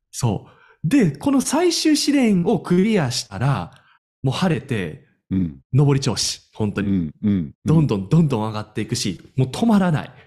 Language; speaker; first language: Japanese; native; Japanese